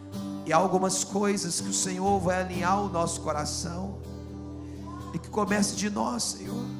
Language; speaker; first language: Portuguese; native; Portuguese